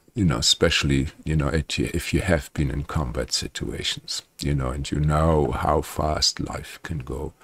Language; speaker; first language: English; non-native, fluent; German